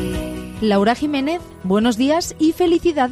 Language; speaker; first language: Spanish; native; Spanish